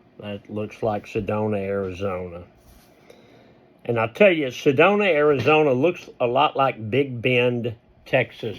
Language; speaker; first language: English; native; English